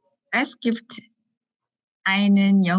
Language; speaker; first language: German; non-native, learner; Korean